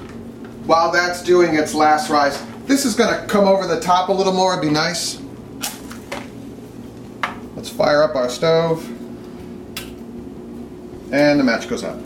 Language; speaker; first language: English; native; English